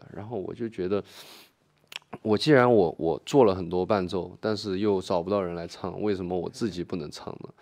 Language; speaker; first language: Chinese; native; Chinese